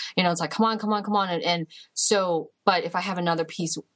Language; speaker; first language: English; early bilingual, other home language; Chinese